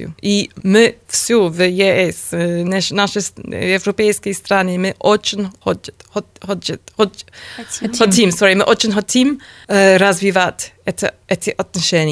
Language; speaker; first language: Russian; non-native, learner; English